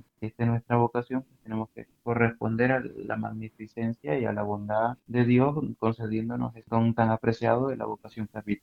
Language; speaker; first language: Spanish; native; Spanish